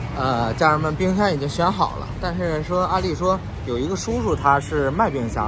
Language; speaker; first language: Chinese; native; Chinese